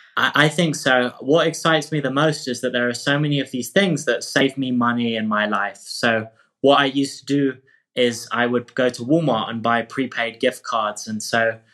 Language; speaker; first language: English; native; English